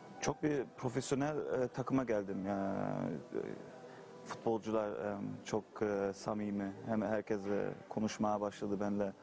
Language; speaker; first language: Turkish; early bilingual, heritage; Turkish